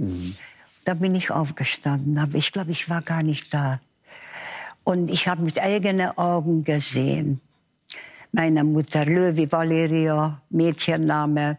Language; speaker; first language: German; non-native, fluent; Hungarian